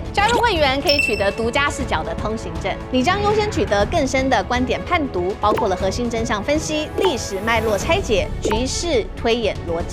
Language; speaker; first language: Chinese; native; Chinese